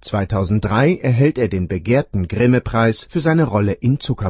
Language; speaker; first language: German; native; German